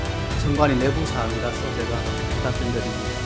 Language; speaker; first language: Korean; native; Korean